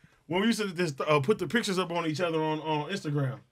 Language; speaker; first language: English; native; English